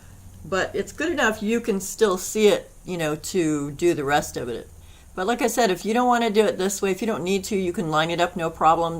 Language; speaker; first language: English; native; English